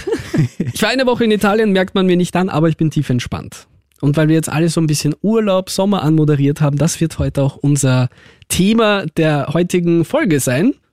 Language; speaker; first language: German; early bilingual, other home language; Russian